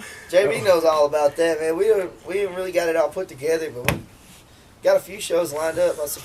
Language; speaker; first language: English; native; English